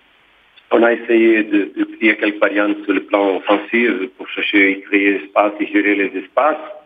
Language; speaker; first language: French; non-native, fluent; Portuguese